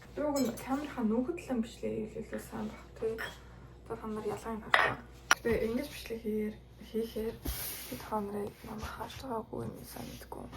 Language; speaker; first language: Mongolian; early bilingual, heritage; Mongolian